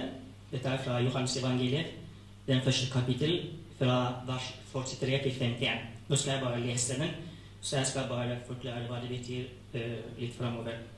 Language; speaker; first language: Norwegian; non-native, fluent; Tigrinya